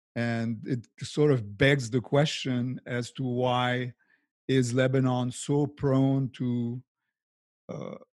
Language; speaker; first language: English; non-native, fluent; Arabic